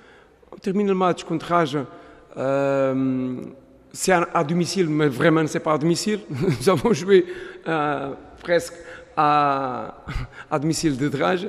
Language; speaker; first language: French; non-native, fluent; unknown